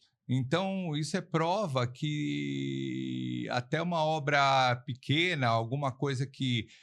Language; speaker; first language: Portuguese; native; Portuguese